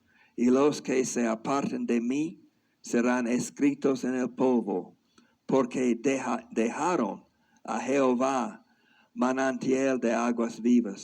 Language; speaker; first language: Spanish; non-native, fluent; English